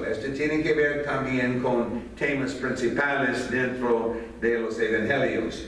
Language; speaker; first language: Spanish; non-native, fluent; English